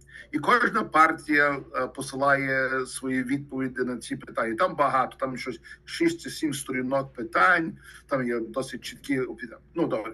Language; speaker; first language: Ukrainian; early bilingual, heritage; Ukrainian